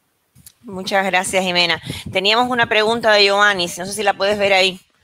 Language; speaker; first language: Spanish; native; Spanish